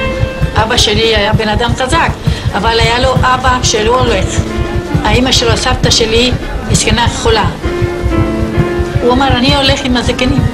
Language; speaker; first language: Hebrew; non-native, fluent; Ladino